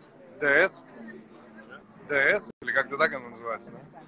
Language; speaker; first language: Russian; native; Russian